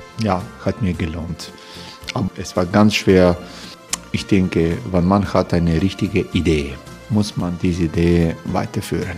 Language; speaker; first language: German; non-native, fluent; Croatian